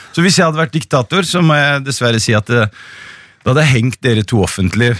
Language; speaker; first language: Norwegian; early bilingual, other home language; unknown